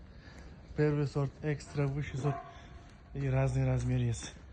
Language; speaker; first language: Russian; non-native, local second language; Kazakh